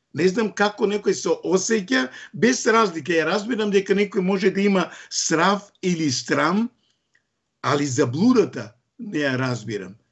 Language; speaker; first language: Macedonian; non-native, local second language; Romany